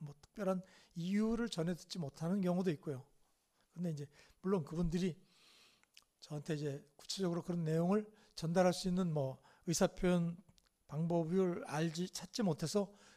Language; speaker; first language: Korean; native; Korean